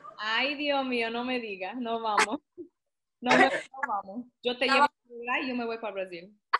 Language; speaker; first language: Spanish; non-native, fluent; English